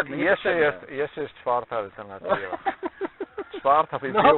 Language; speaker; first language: Polish; non-native, learner; Slovenian